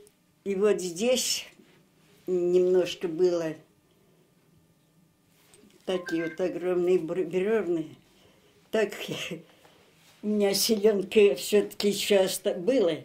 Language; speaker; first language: Russian; native; Russian